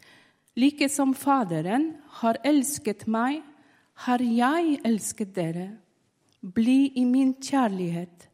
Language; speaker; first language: Norwegian; non-native, fluent; Polish